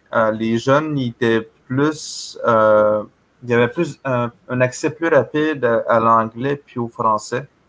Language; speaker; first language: French; non-native, local second language; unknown